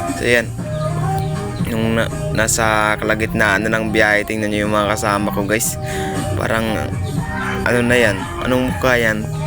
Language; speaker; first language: Filipino; non-native, local second language; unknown